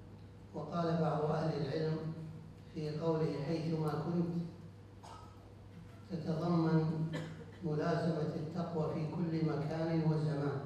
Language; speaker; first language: Arabic; native; Arabic